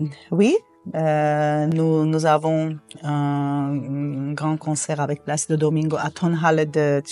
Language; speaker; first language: French; non-native, fluent; Armenian